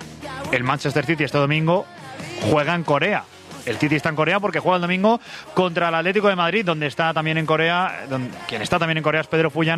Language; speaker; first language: Spanish; native; Spanish